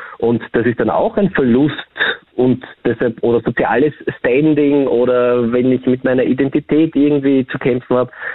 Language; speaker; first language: German; native; German